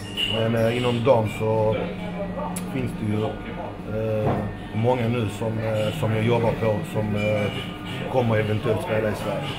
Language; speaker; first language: Swedish; early bilingual, other home language; Macedonian